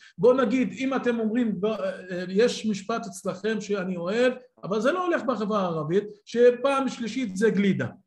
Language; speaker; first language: Hebrew; non-native, local second language; Arabic